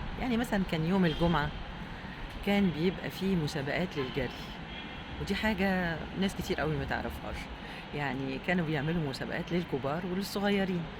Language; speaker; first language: Egyptian Arabic; native; Egyptian Arabic